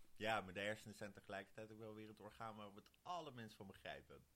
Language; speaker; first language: Dutch; native; Dutch